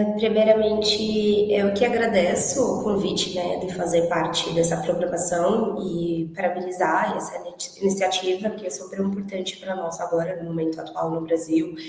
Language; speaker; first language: Portuguese; non-native, fluent; Arabic